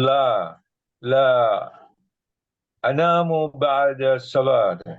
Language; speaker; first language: Arabic; non-native, learner; Indonesian